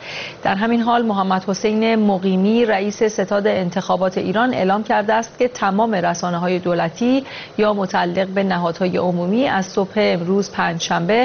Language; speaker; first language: Persian; native; Persian